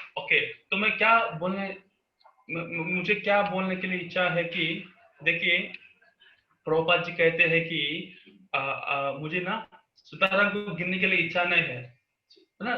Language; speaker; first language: Hindi; non-native, local second language; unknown